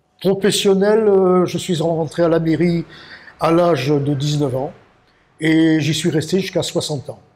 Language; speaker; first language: French; native; French